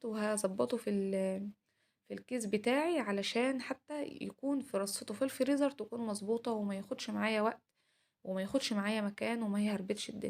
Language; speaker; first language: Arabic; native; Arabic